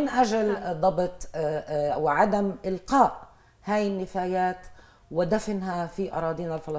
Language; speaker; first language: Arabic; native; Arabic